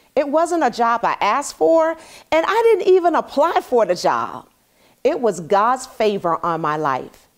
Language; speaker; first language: English; native; English